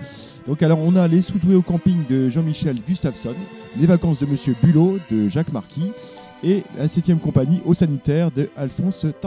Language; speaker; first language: French; native; French